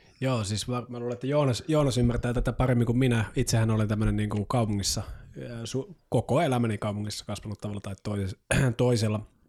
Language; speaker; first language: Finnish; native; Finnish